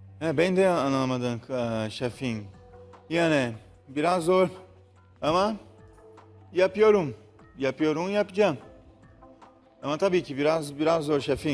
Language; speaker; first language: Turkish; non-native, learner; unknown